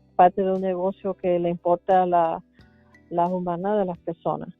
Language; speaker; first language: Spanish; early bilingual, heritage; Spanish